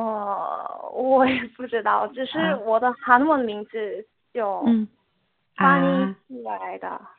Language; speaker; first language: Chinese; non-native, learner; Korean